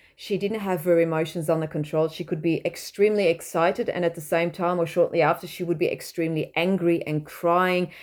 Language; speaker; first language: English; non-native, fluent; Dutch